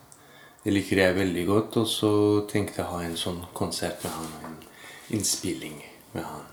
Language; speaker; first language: Norwegian; early bilingual, other home language; Persian